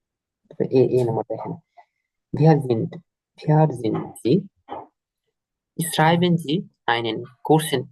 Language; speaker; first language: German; non-native, fluent; Bangla